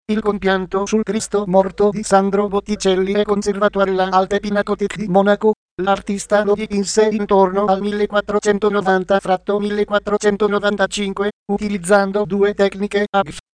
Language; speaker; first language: Italian; native; Italian